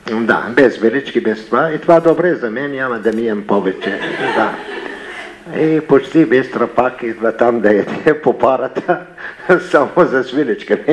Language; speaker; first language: Bulgarian; non-native, learner; Arabic